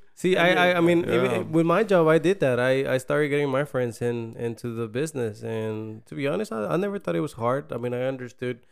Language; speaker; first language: English; early bilingual, other home language; Spanish